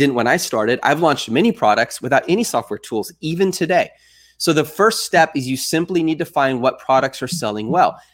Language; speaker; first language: English; native; English